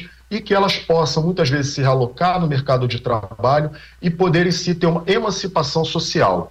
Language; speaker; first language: Portuguese; native; Portuguese